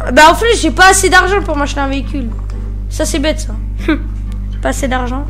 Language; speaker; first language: French; native; French